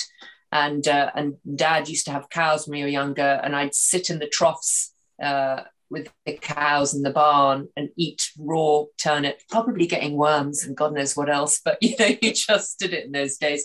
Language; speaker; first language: English; native; English